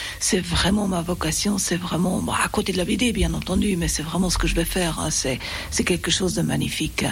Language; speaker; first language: French; early bilingual, other home language; Italian